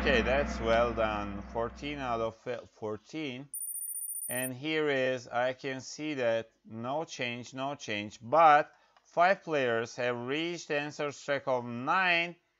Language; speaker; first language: English; non-native, fluent; Turkish